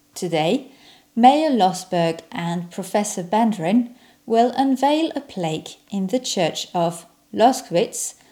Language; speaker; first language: English; non-native, fluent; French